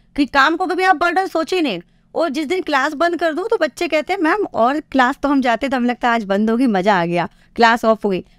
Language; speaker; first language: Hindi; native; Hindi